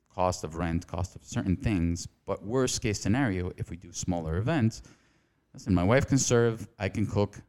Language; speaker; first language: English; non-native, fluent; Spanish